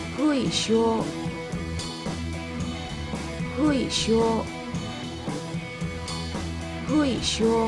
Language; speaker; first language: Chinese; non-native, learner; Korean